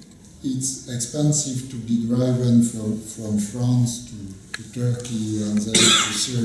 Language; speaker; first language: English; non-native, fluent; French